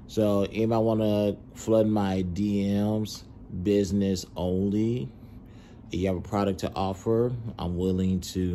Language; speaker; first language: English; native; English